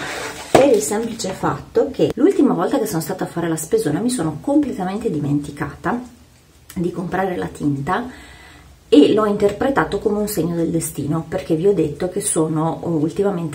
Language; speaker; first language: Italian; native; Italian